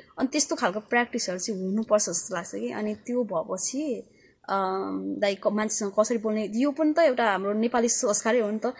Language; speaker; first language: Nepali; early bilingual, heritage; Nepali